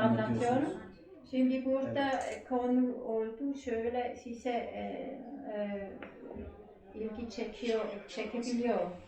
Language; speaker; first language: Turkish; non-native, learner; German